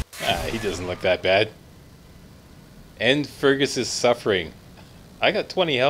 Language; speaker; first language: English; native; English